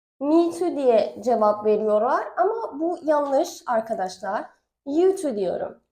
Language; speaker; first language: Turkish; non-native, fluent; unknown